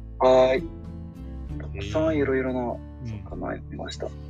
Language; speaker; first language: Japanese; non-native, learner; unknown